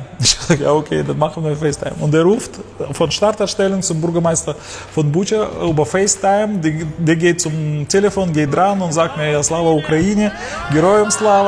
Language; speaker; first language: German; non-native, learner; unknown